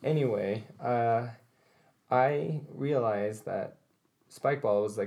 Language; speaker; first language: English; native; English